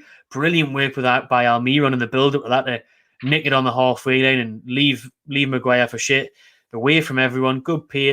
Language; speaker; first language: English; native; English